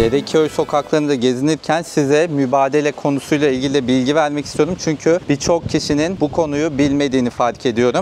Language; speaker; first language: Turkish; native; Turkish